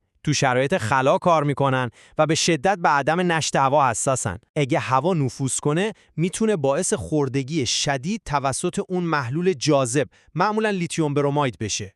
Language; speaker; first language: Persian; native; Persian